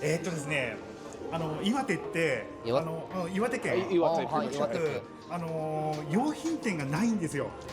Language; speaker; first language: Japanese; native; Japanese